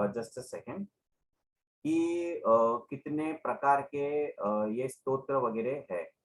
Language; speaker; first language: Hindi; non-native, local second language; Gujarati